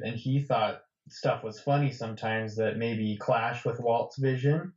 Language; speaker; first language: English; native; English